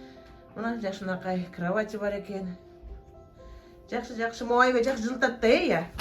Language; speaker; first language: Kyrgyz; native; Kyrgyz